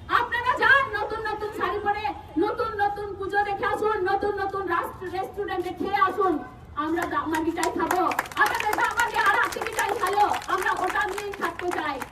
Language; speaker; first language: Bangla; non-native, local second language; Santali